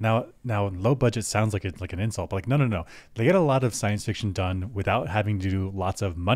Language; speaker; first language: English; native; English